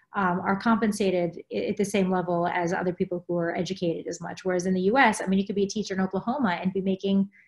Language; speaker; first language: English; native; English